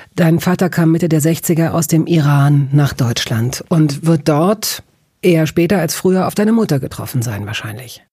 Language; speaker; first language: German; native; German